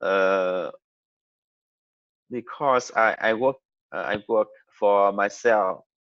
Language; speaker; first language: English; non-native, learner; Vietnamese